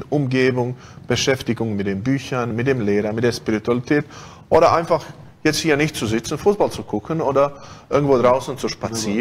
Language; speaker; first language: German; non-native, fluent; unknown